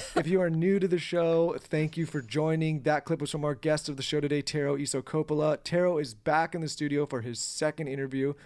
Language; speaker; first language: English; native; English